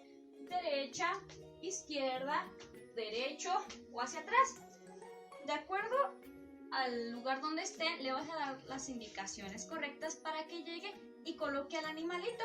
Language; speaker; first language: Spanish; native; Spanish